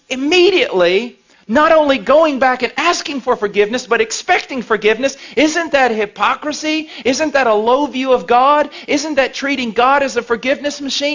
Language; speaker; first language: English; native; English